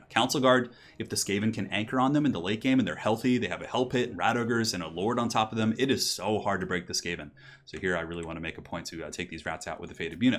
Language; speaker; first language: English; native; English